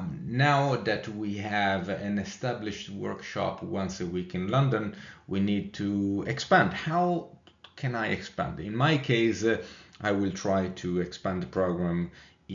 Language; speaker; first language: English; non-native, fluent; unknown